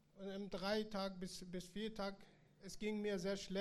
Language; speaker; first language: German; non-native, learner; Persian